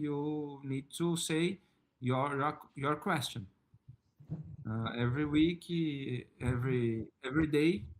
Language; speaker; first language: English; non-native, learner; Portuguese